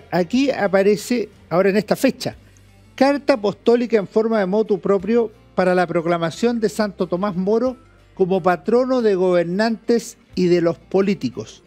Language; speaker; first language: Spanish; native; Spanish